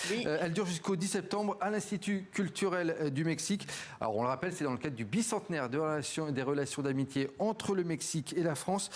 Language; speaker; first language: French; native; French